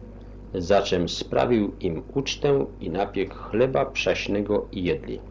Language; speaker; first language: Polish; native; Polish